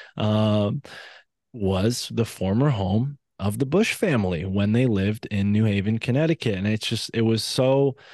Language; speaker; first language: English; native; English